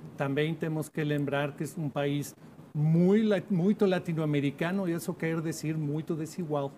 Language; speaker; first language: Portuguese; non-native, learner; Spanish